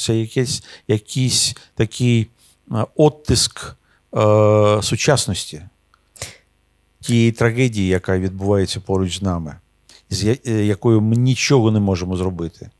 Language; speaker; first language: Ukrainian; non-native, local second language; Russian